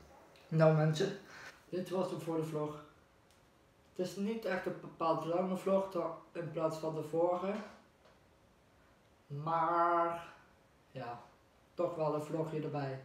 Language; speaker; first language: Dutch; native; Dutch